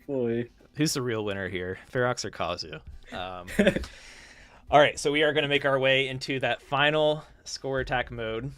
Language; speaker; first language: English; native; English